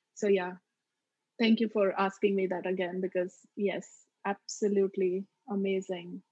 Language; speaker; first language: English; non-native, local second language; Marathi